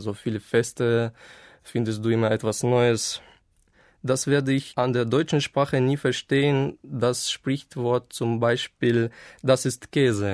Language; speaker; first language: German; non-native, fluent; Ukrainian